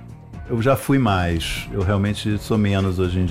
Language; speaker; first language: Portuguese; native; Portuguese